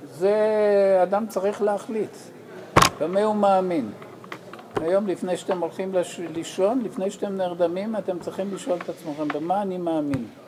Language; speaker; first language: Hebrew; non-native, fluent; English